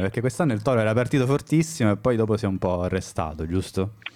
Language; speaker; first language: Italian; native; Italian